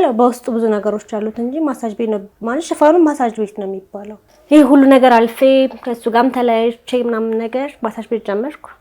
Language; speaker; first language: Amharic; native; Amharic